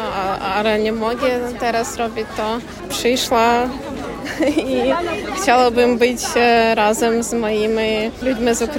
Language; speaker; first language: Polish; non-native, learner; Ukrainian